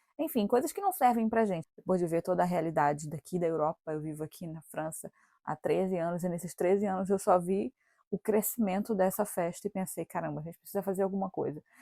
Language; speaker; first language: Portuguese; native; Portuguese